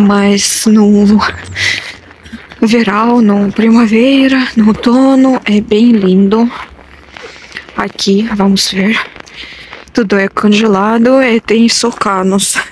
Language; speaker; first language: Portuguese; non-native, learner; Russian